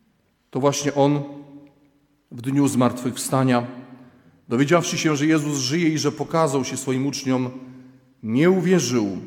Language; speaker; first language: Polish; native; Polish